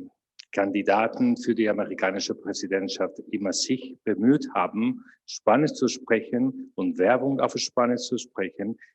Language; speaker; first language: German; non-native, fluent; Spanish